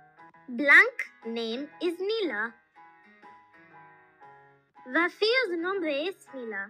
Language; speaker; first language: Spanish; non-native, learner; English